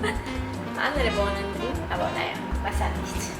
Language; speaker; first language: German; non-native, learner; Japanese